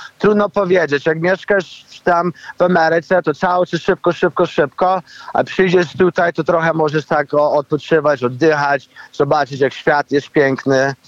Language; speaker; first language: Polish; early bilingual, heritage; Polish